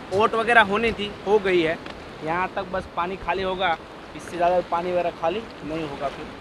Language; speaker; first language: Hindi; non-native, local second language; Gujarati